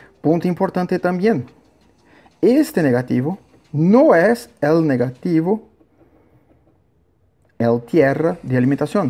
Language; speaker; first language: Spanish; non-native, learner; Portuguese